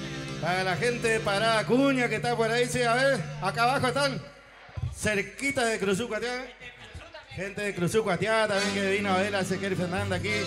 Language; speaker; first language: Spanish; native; Spanish